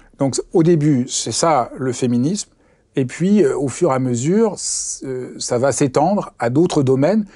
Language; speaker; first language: French; native; French